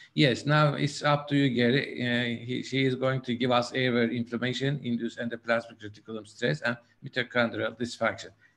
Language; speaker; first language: English; non-native, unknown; Turkish